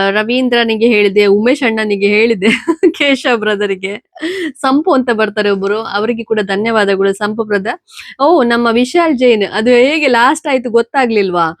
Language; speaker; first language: Kannada; non-native, local second language; Konkani